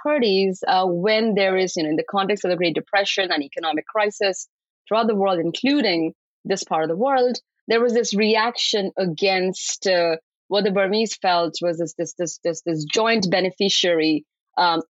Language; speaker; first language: English; non-native, local second language; Bangla